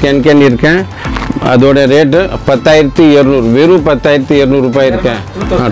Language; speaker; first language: Tamil; non-native, local second language; Hindi